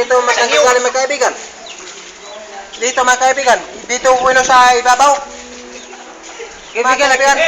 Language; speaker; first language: Filipino; non-native, local second language; Cebuano